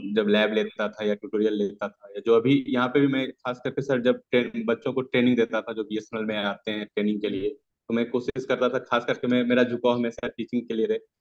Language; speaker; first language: Hindi; native; Hindi